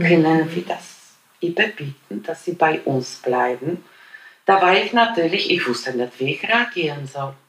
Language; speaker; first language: German; non-native, fluent; Polish